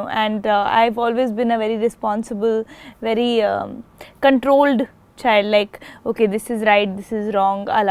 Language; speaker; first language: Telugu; non-native, local second language; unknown